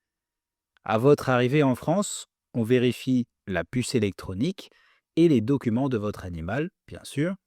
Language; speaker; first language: French; native; French